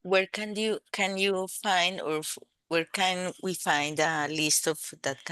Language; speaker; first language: English; non-native, learner; Spanish